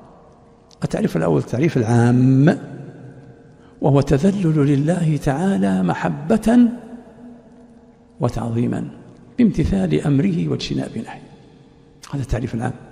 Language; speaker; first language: Arabic; native; Arabic